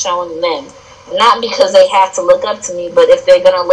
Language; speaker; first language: English; native; English